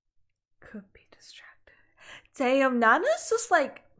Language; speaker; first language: English; native; English